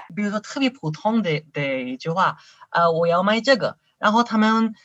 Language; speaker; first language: Chinese; non-native, fluent; Spanish